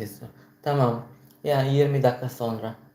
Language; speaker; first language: Turkish; non-native, learner; Filipino